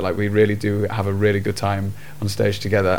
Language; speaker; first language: English; native; English